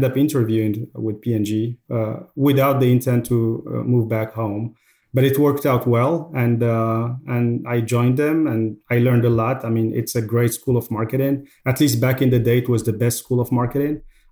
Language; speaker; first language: English; non-native, fluent; Arabic